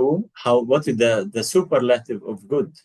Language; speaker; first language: English; non-native, fluent; Arabic